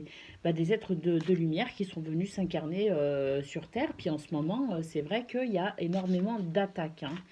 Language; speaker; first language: French; native; French